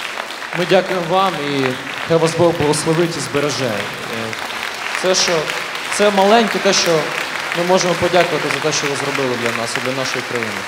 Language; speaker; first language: Ukrainian; native; Ukrainian